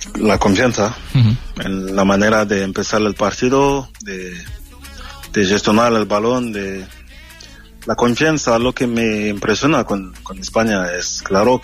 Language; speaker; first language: Spanish; non-native, fluent; French